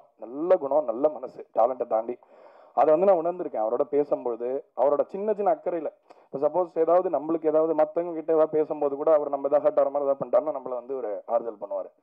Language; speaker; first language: Tamil; native; Tamil